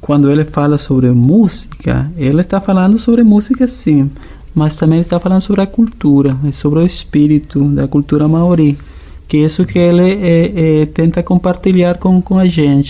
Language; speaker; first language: Portuguese; non-native, fluent; Spanish